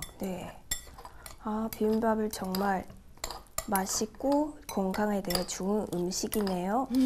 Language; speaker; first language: Korean; non-native, fluent; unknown